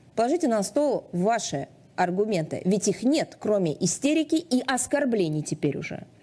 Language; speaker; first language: Russian; native; Russian